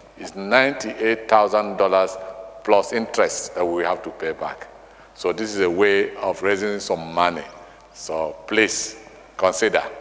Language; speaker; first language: English; non-native, local second language; Igbo